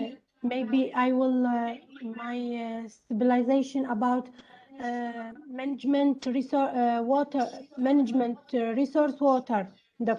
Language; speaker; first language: English; non-native, learner; Arabic